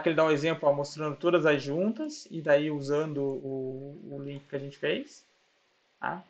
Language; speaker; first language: Portuguese; native; Portuguese